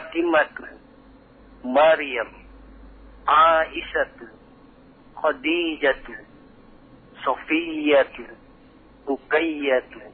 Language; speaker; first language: Arabic; non-native, learner; Indonesian